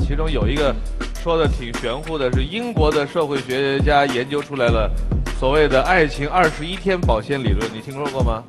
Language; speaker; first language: Chinese; native; Chinese